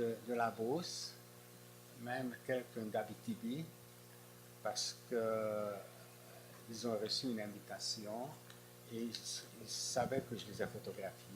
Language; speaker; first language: French; non-native, fluent; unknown